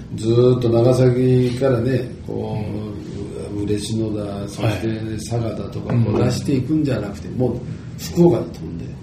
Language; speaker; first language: Japanese; native; Japanese